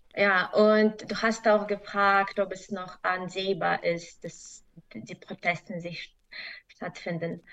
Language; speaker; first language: German; non-native, fluent; Russian